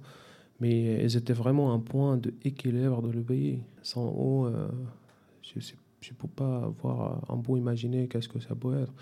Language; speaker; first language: French; non-native, fluent; Arabic